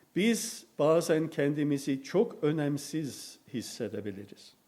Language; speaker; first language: Turkish; non-native, fluent; English